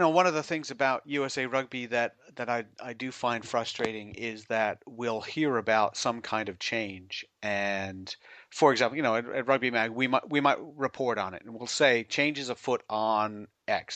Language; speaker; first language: English; native; English